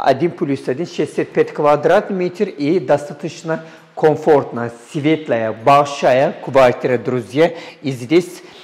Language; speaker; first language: Russian; non-native, learner; Turkish